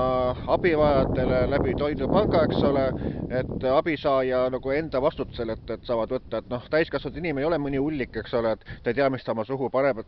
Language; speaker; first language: Estonian; native; Estonian